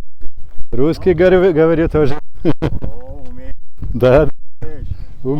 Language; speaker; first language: Russian; non-native, fluent; Latvian